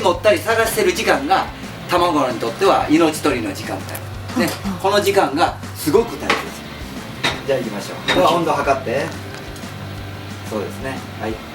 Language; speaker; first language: Japanese; native; Japanese